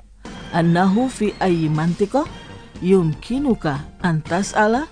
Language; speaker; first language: Arabic; non-native, fluent; Indonesian